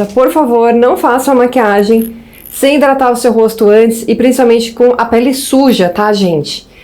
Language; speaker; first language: Portuguese; native; Portuguese